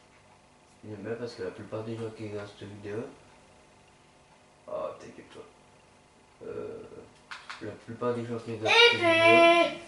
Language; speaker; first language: French; native; French